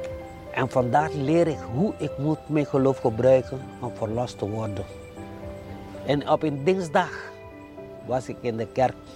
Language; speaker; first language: Dutch; non-native, fluent; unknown